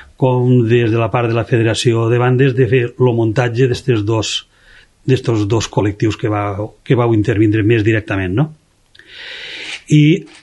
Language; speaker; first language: Catalan; native; Catalan